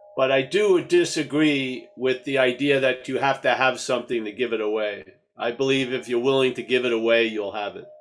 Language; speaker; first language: English; native; English